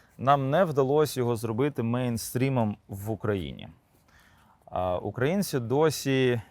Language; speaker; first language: Ukrainian; non-native, local second language; Crimean Tatar